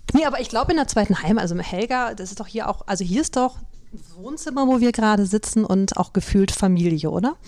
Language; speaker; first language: German; native; German